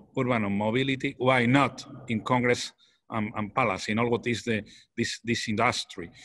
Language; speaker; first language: English; non-native, fluent; Spanish